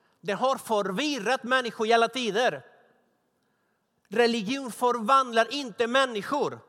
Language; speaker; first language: Swedish; non-native, fluent; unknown